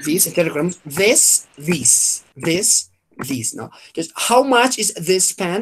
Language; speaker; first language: English; non-native, fluent; Spanish